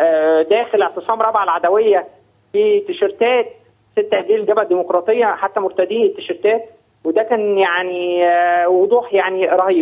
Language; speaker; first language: Arabic; native; Arabic